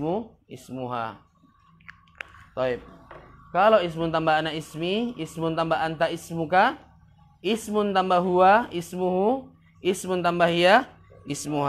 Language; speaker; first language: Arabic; non-native, fluent; Indonesian